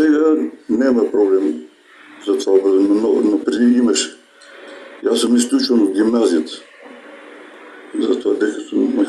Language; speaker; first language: Bulgarian; non-native, local second language; Macedonian